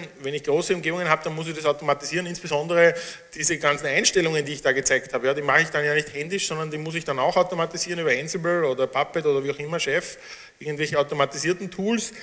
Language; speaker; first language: German; native; German